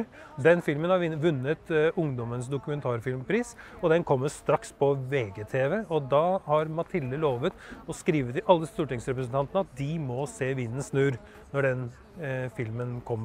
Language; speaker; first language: Norwegian; native; Norwegian